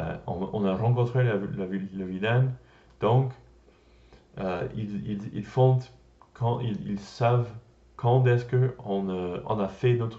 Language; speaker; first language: French; non-native, learner; English